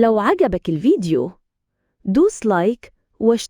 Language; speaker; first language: Arabic; native; Arabic